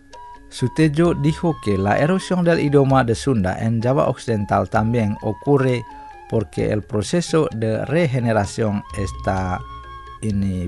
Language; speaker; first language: Spanish; non-native, fluent; Indonesian